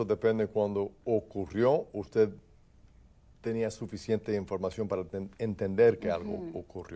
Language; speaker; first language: Spanish; non-native, fluent; English